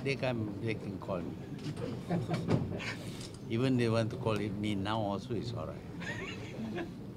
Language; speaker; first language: English; non-native, local second language; Malay